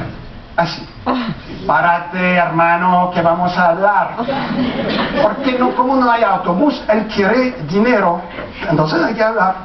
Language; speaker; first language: Spanish; non-native, fluent; French